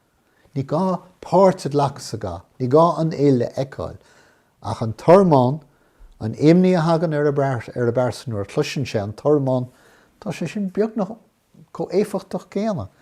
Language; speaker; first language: Irish; non-native, local second language; English